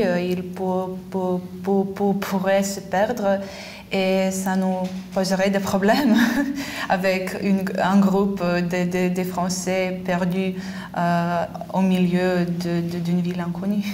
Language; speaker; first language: French; non-native, fluent; Lithuanian